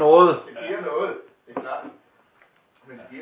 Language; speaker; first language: Danish; native; Danish